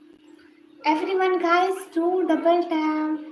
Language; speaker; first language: English; non-native, learner; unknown